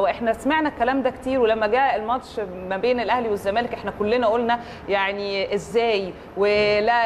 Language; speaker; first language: Arabic; native; Arabic